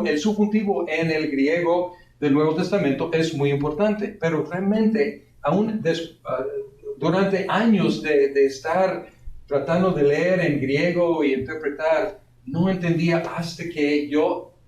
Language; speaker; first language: Spanish; non-native, fluent; English